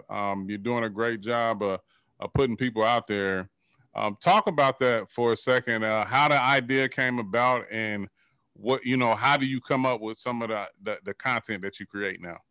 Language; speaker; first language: English; native; English